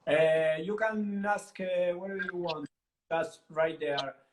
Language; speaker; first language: English; non-native, learner; Italian